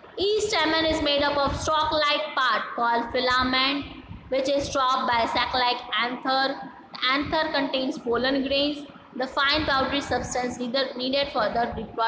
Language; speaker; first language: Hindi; non-native, local second language; Gujarati